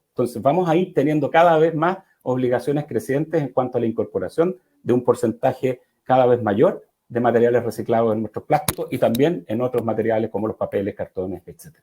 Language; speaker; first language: Spanish; native; Spanish